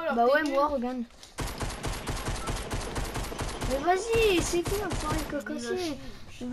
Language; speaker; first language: French; native; French